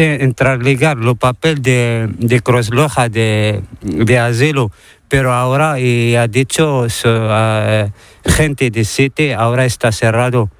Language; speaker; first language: Spanish; non-native, learner; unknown